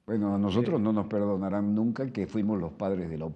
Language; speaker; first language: Spanish; native; Spanish